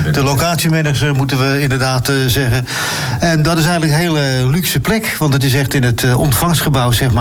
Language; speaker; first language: Dutch; native; Dutch